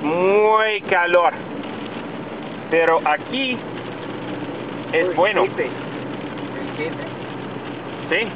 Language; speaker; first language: Spanish; non-native, learner; English